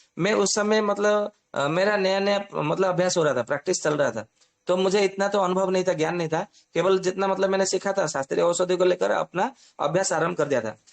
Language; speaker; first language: Hindi; non-native, local second language; Odia